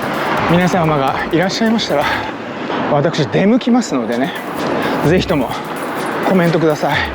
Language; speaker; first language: Japanese; native; Japanese